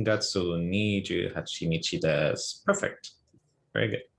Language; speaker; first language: Japanese; non-native, fluent; English